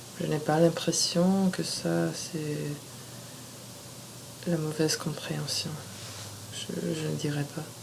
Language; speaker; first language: French; non-native, fluent; English